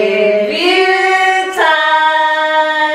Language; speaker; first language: English; non-native, fluent; Korean